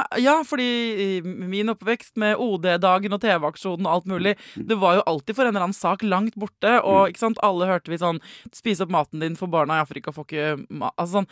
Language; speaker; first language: Norwegian; native; Norwegian